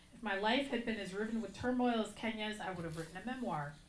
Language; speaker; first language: English; native; English